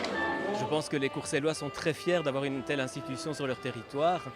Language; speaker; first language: French; native; French